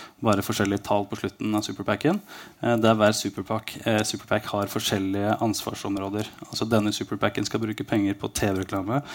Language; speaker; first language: Norwegian; native; Norwegian